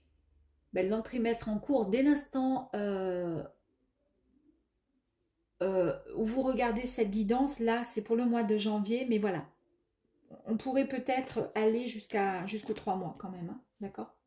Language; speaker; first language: French; native; French